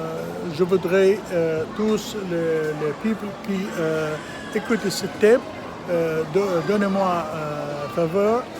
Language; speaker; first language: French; non-native, learner; Arabic